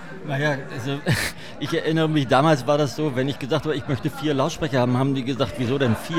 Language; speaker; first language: German; native; German